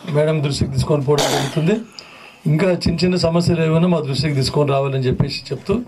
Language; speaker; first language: Telugu; native; Telugu